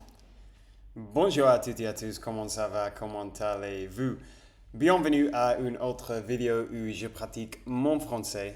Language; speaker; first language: French; non-native, fluent; Spanish